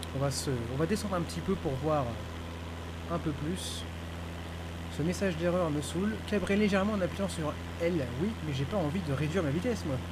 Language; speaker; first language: French; native; French